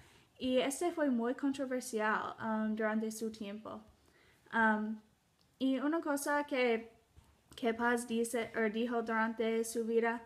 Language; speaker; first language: Spanish; non-native, learner; English